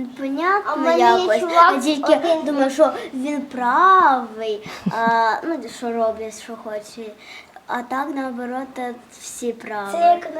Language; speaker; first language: Ukrainian; non-native, local second language; Russian